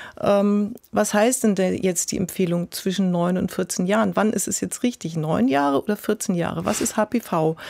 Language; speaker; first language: German; native; German